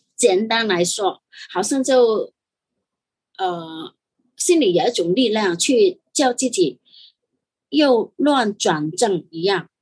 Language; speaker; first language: Chinese; non-native, fluent; Cantonese